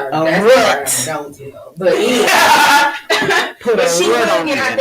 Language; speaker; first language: English; native; English